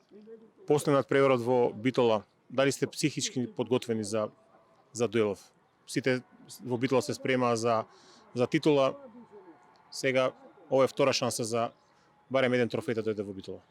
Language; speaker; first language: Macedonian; native; Macedonian